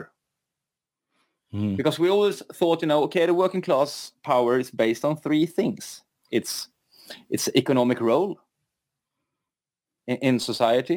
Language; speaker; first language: English; non-native, fluent; Swedish